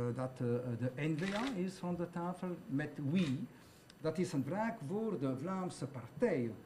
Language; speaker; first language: Dutch; non-native, local second language; French